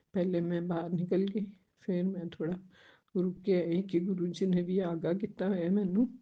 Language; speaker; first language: Hindi; non-native, local second language; Punjabi